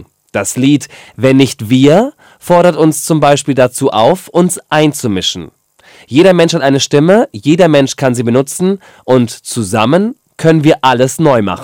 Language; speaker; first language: German; native; German